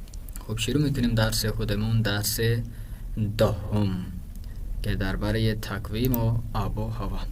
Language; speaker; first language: Persian; non-native, fluent; Urdu